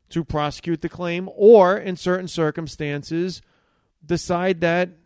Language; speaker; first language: English; early bilingual, other home language; Italian